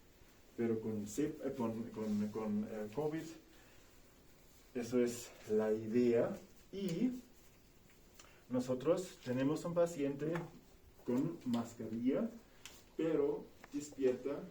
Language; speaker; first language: Spanish; non-native, fluent; German